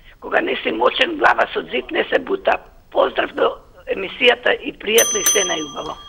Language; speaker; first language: Macedonian; native; Macedonian